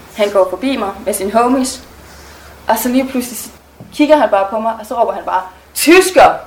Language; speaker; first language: Danish; non-native, local second language; German